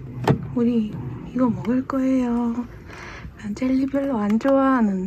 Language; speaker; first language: Korean; non-native, learner; Italian